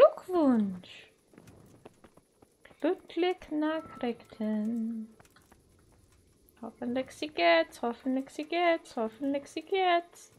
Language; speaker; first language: German; non-native, learner; Dutch